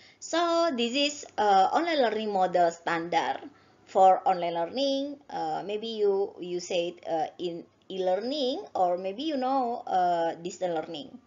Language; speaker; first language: English; non-native, learner; Indonesian